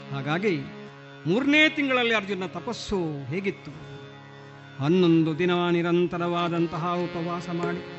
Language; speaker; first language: Kannada; non-native, local second language; Malayalam